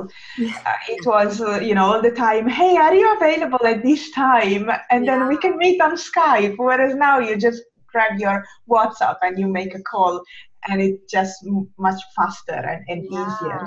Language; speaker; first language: English; non-native, fluent; Italian